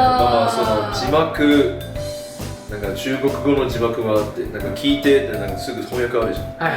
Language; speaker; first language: Japanese; non-native, fluent; Chinese